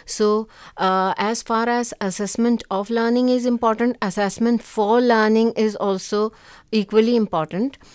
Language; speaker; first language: English; non-native, local second language; Urdu